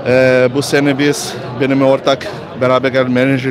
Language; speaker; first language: Turkish; non-native, learner; Portuguese